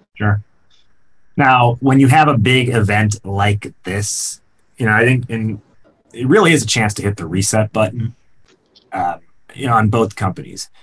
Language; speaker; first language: English; native; English